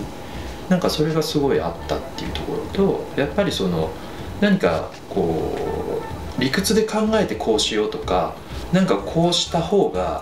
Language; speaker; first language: Japanese; native; Japanese